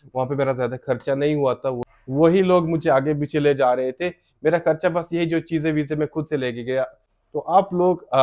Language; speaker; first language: Hindi; native; Hindi